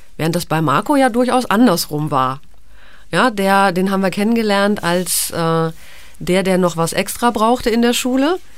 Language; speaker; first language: German; native; German